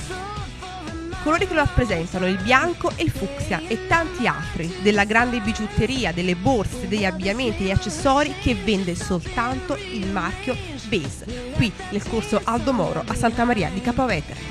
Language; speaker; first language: Italian; native; Italian